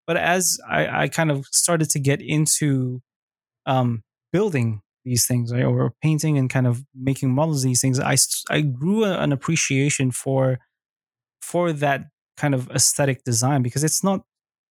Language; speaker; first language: English; non-native, local second language; Filipino